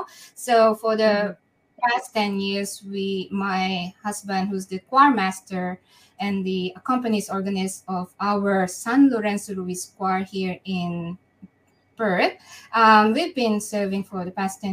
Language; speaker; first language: English; non-native, local second language; Filipino